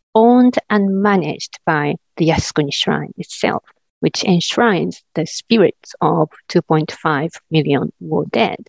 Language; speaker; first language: English; non-native, fluent; Japanese